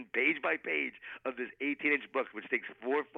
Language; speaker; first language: English; native; English